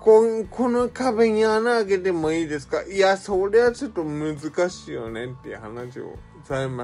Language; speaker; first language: Japanese; native; Japanese